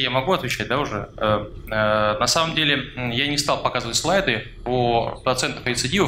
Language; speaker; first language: Russian; native; Russian